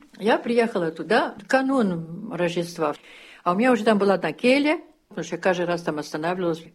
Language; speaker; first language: Russian; early bilingual, heritage; Russian